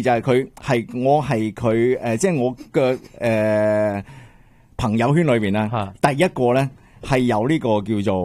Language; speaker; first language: Cantonese; native; Cantonese